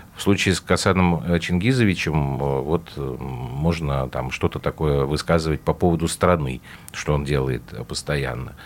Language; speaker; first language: Russian; native; Russian